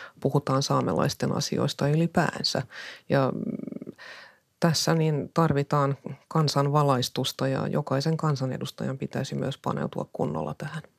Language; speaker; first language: Finnish; non-native, local second language; Swedish